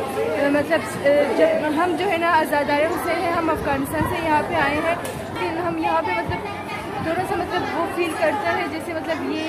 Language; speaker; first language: Hindi; non-native, fluent; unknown